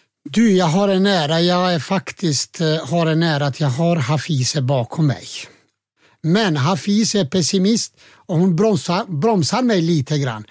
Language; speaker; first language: Swedish; non-native, fluent; Albanian